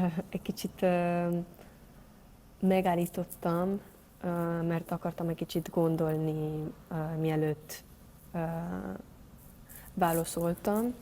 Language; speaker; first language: Hungarian; non-native, learner; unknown